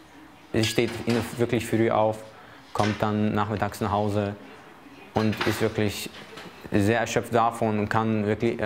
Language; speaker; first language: German; early bilingual, other home language; Chechen